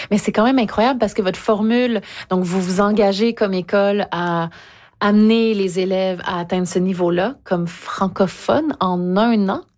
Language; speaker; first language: French; native; French